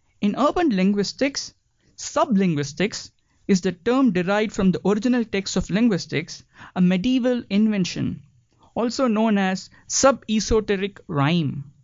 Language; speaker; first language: English; non-native, local second language; Tamil